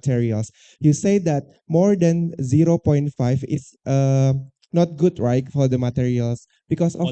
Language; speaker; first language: English; non-native, learner; Indonesian